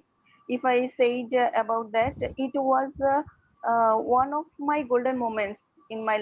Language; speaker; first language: English; non-native, learner; Bangla